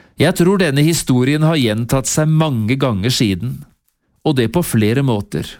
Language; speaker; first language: Norwegian; native; Norwegian